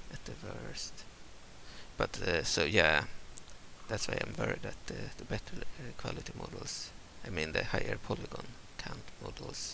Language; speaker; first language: English; non-native, fluent; Swedish